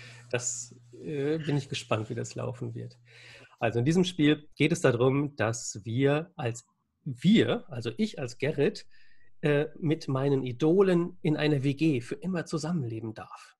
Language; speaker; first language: German; native; German